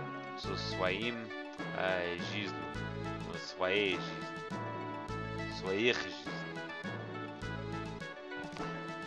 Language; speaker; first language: Russian; non-native, learner; English